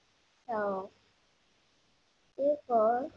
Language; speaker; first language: English; non-native, learner; Vietnamese